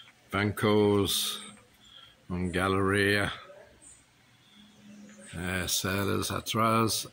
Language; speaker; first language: Portuguese; non-native, learner; English